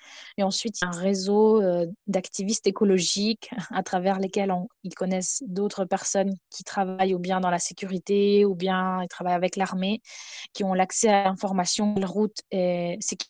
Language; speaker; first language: French; non-native, fluent; Ukrainian